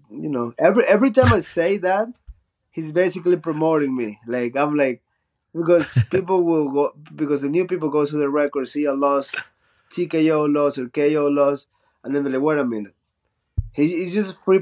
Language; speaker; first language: English; non-native, fluent; Spanish